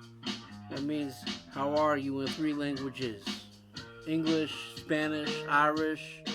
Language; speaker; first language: English; native; English